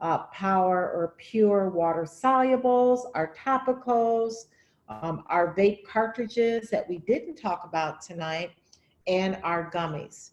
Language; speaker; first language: English; native; English